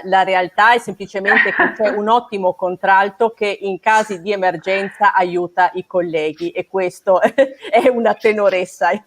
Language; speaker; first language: Italian; native; Italian